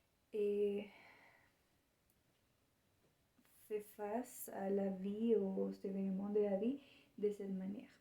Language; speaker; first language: French; non-native, learner; Spanish